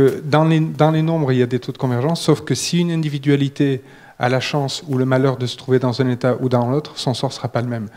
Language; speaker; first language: French; native; French